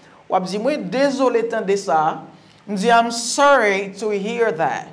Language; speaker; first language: English; non-native, fluent; Haitian Creole